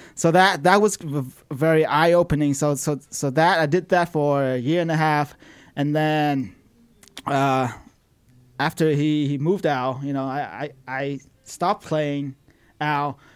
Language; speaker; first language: English; non-native, fluent; Vietnamese